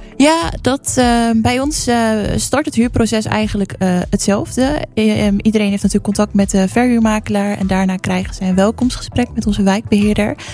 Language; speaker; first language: Dutch; native; Dutch